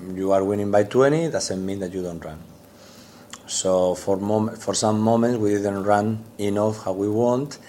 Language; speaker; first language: English; non-native, fluent; Spanish